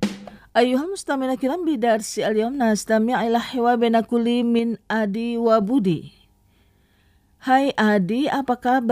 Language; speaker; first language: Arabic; non-native, fluent; Indonesian